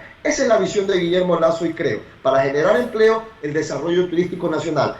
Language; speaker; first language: Spanish; native; Spanish